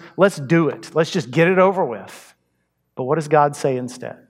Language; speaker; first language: English; native; English